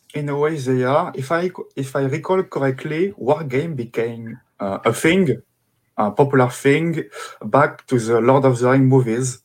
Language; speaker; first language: English; non-native, fluent; French